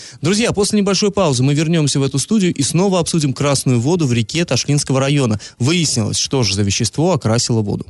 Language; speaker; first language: Russian; native; Russian